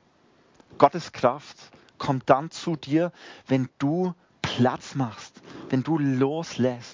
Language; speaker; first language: German; native; German